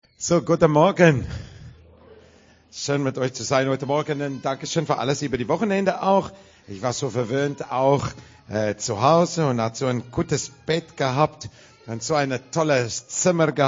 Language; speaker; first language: German; non-native, learner; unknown